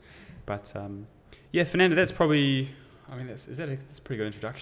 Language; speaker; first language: English; native; English